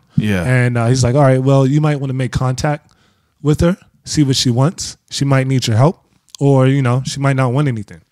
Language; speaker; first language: English; native; English